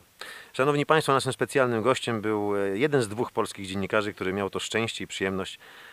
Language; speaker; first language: Polish; native; Polish